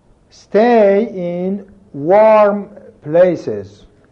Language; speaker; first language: English; non-native, fluent; Persian